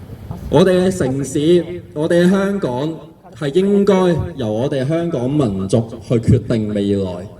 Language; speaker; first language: Cantonese; native; Cantonese